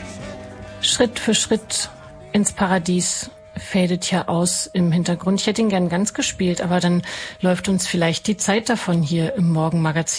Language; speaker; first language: German; native; German